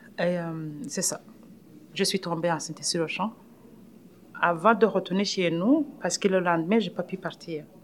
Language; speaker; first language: French; non-native, local second language; Rundi